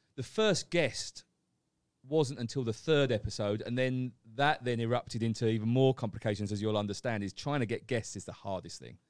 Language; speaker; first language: English; native; English